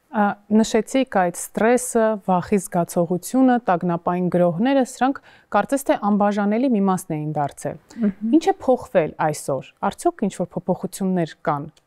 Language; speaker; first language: Armenian; native; Armenian